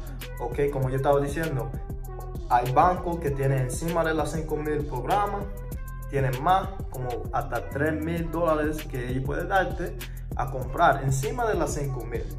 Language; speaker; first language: Spanish; early bilingual, heritage; English